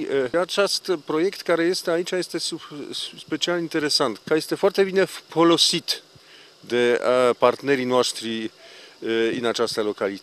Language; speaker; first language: Romanian; non-native, fluent; Polish